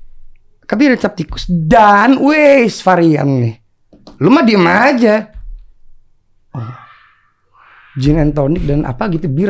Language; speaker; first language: Indonesian; native; Indonesian